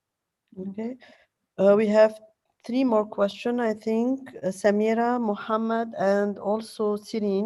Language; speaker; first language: English; non-native, fluent; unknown